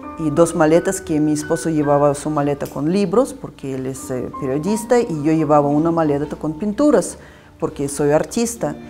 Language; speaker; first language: Spanish; non-native, fluent; Russian